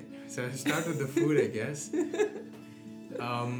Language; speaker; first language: English; non-native, local second language; Nepali